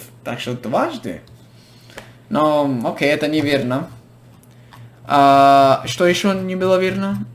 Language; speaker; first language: Russian; non-native, fluent; English